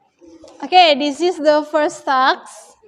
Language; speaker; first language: English; non-native, learner; Indonesian